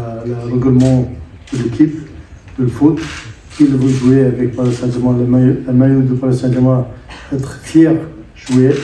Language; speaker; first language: French; non-native, learner; Arabic